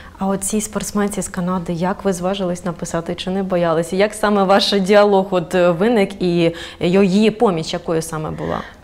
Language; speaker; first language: Ukrainian; native; Ukrainian